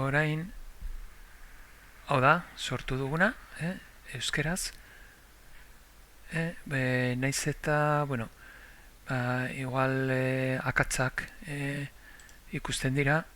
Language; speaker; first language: Basque; non-native, local second language; Spanish